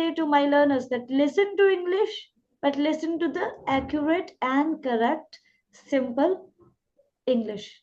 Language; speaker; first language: English; non-native, local second language; Hindi